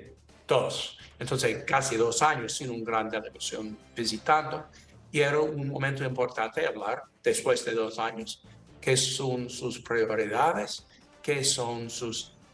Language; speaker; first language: Spanish; non-native, learner; English